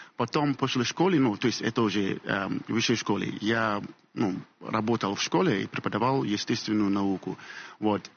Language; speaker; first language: Russian; non-native, fluent; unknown